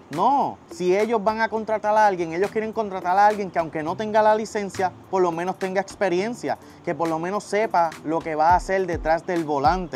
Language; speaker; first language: Spanish; native; Spanish